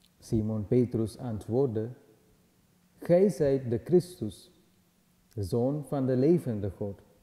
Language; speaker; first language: Dutch; non-native, learner; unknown